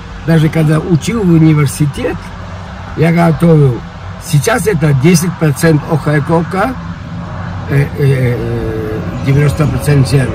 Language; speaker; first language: Russian; early bilingual, heritage; Russian